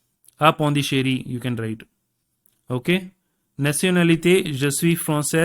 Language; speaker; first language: French; non-native, learner; Tamil